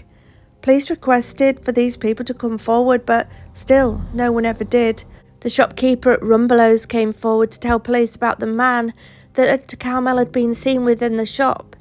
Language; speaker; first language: English; native; English